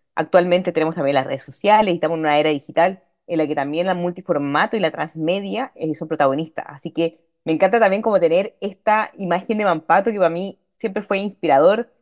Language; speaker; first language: Spanish; native; Spanish